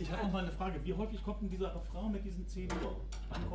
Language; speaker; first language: German; native; German